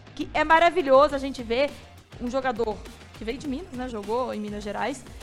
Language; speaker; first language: Portuguese; native; Portuguese